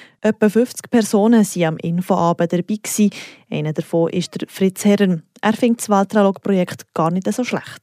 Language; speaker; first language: German; native; German